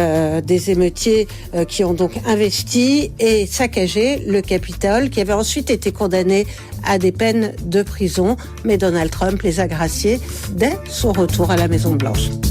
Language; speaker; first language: French; native; French